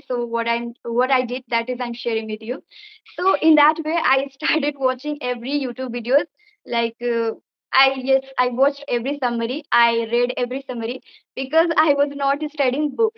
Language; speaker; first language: English; non-native, fluent; Bangla